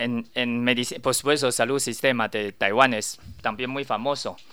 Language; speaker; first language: Spanish; non-native, learner; Chinese